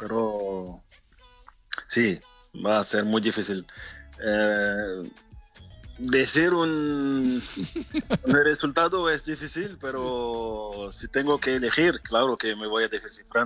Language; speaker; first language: Spanish; non-native, fluent; French